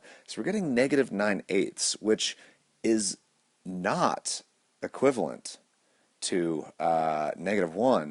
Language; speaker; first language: English; native; English